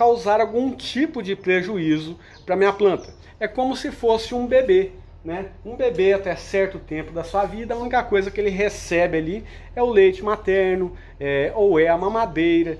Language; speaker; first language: Portuguese; native; Portuguese